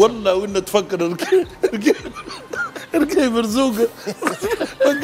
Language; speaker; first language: Arabic; native; Arabic